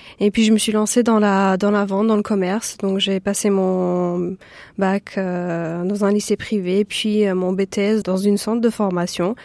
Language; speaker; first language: French; early bilingual, other home language; Persian